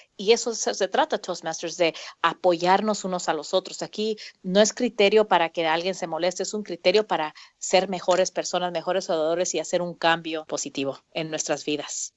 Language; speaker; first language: Spanish; early bilingual, heritage; Spanish